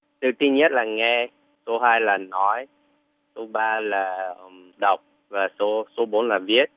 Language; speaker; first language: Vietnamese; non-native, fluent; English